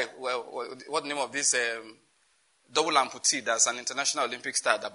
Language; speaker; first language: English; non-native, local second language; Yoruba